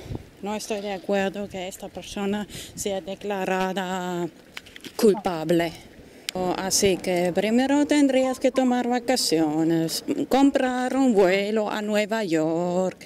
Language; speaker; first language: Spanish; non-native, fluent; German